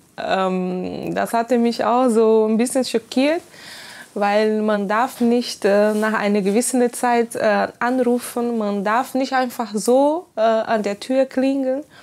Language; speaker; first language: German; non-native, fluent; Portuguese